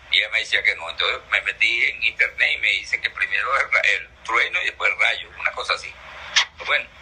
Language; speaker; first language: Spanish; native; Spanish